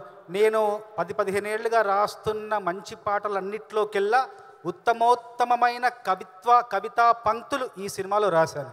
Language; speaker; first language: Telugu; native; Telugu